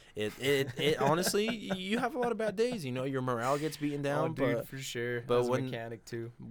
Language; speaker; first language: English; non-native, fluent; Spanish